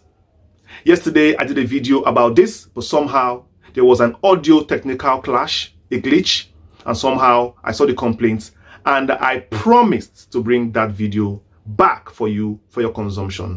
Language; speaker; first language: English; non-native, local second language; Igbo